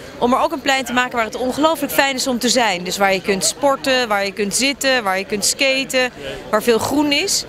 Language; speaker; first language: Dutch; native; Dutch